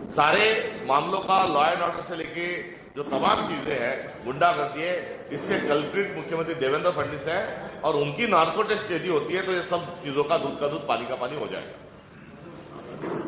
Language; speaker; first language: Hindi; non-native, local second language; Marathi